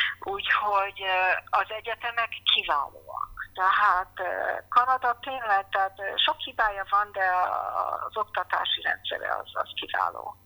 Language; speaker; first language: Hungarian; early bilingual, heritage; Hungarian